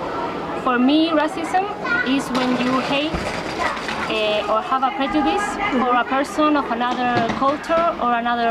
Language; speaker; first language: English; non-native, learner; Spanish